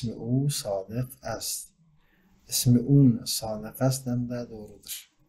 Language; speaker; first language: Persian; non-native, fluent; Turkish